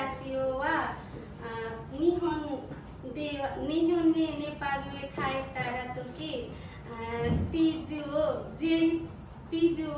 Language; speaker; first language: Japanese; non-native, learner; Nepali